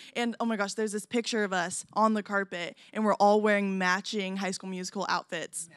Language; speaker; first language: English; native; English